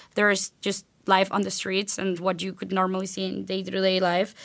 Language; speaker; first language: English; non-native, fluent; Spanish